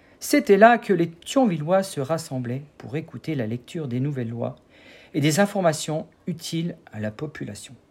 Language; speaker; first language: French; native; French